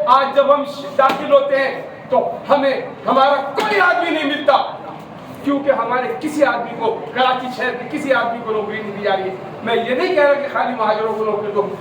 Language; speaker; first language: Urdu; native; Urdu